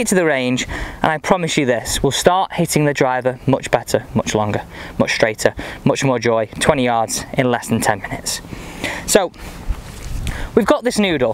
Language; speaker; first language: English; native; English